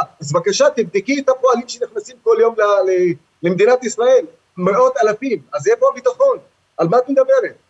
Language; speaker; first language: Hebrew; non-native, local second language; Arabic